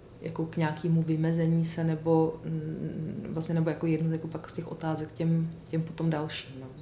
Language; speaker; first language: Czech; native; Czech